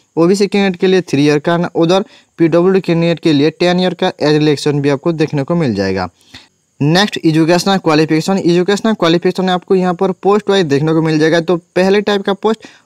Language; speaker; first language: Hindi; non-native, local second language; Bangla